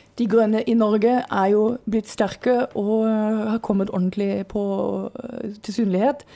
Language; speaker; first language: Norwegian; non-native, fluent; German